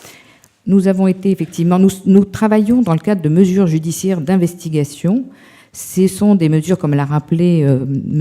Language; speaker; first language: French; native; French